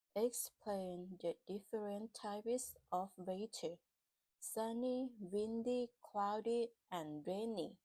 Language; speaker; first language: English; non-native, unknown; Thai